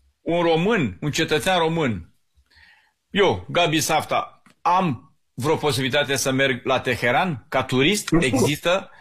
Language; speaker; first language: Romanian; native; Romanian